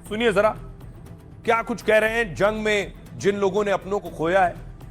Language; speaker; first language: Hindi; native; Hindi